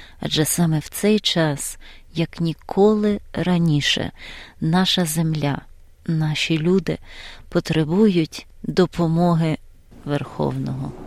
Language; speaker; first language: Ukrainian; native; Ukrainian